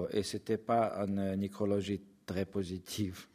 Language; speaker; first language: French; non-native, fluent; Russian